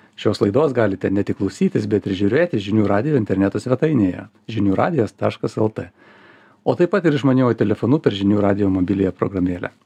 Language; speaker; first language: Lithuanian; native; Lithuanian